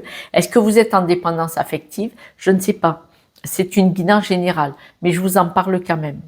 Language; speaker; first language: French; native; French